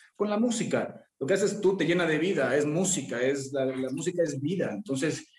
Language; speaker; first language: Spanish; native; Spanish